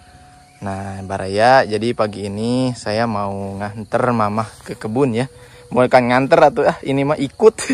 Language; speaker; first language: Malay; non-native, local second language; Sundanese